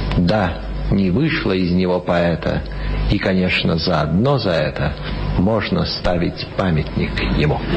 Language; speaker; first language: Russian; native; Russian